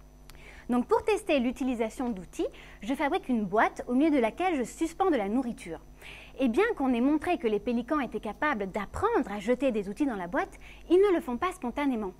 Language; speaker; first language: French; native; French